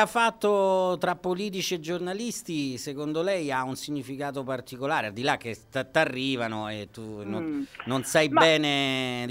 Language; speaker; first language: Italian; native; Italian